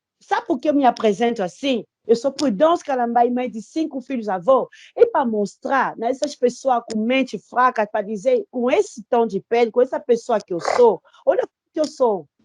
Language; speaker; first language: Portuguese; non-native, fluent; Lingala